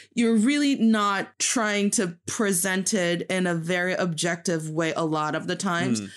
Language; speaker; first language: English; non-native, fluent; Chinese